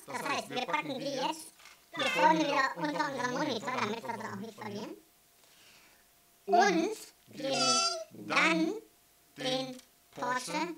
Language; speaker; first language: German; native; German